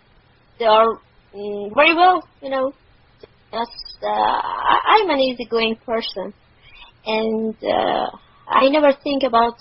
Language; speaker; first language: English; non-native, learner; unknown